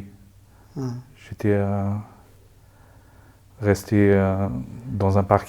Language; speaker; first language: French; non-native, local second language; Luxembourgish